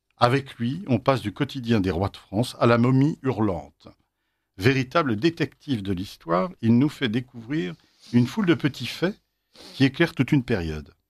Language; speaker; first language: French; native; French